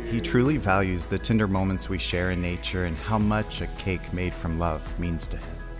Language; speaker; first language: English; native; English